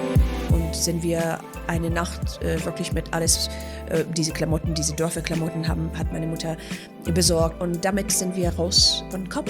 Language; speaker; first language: German; non-native, fluent; Persian